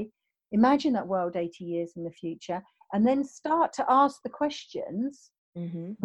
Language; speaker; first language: English; native; English